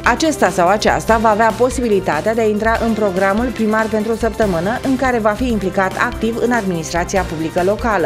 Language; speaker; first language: Romanian; native; Romanian